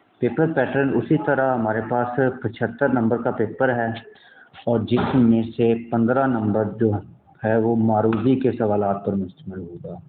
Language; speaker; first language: Urdu; non-native, local second language; Punjabi